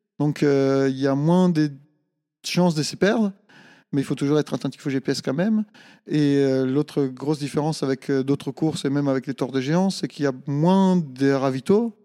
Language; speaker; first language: French; non-native, fluent; Italian